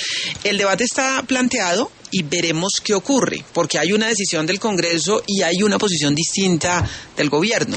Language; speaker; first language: Spanish; native; Spanish